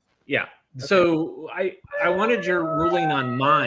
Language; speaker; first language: English; native; English